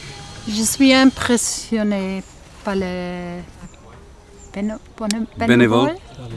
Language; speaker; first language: French; non-native, fluent; German